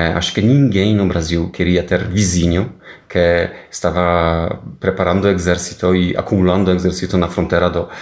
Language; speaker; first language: Portuguese; non-native, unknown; Polish